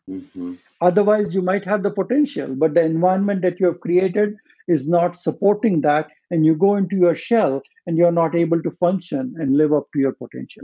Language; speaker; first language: English; non-native, local second language; Marathi